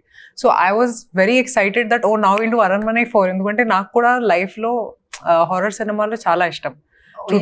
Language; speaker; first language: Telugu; non-native, fluent; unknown